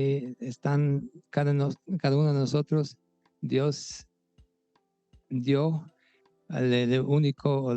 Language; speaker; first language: Spanish; non-native, local second language; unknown